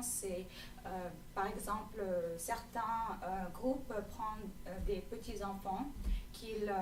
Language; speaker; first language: French; non-native, fluent; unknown